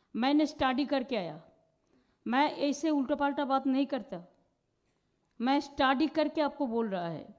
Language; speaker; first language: Hindi; non-native, local second language; Bangla